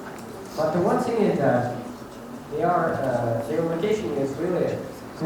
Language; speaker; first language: English; non-native, learner; Uzbek